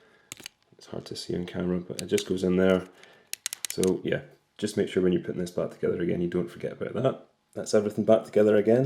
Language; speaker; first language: English; native; English